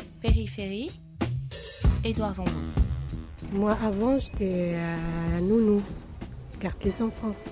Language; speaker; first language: French; non-native, learner; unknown